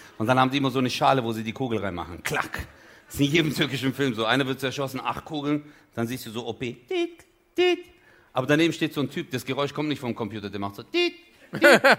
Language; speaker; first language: German; early bilingual, other home language; Turkish